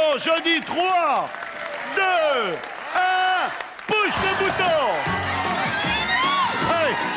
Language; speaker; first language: French; native; French